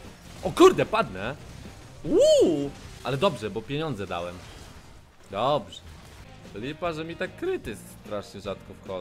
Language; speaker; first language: Polish; native; Polish